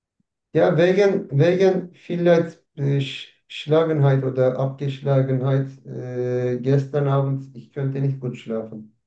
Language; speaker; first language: German; non-native, learner; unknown